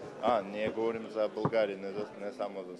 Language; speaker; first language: Bulgarian; non-native, learner; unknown